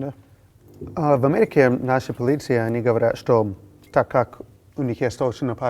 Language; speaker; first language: Russian; non-native, fluent; English